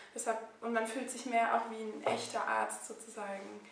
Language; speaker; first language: German; native; German